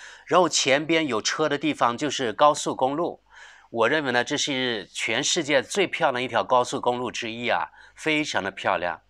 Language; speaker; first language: Chinese; native; Chinese